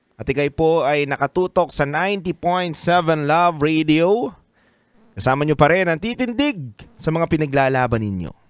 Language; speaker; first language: Filipino; native; Filipino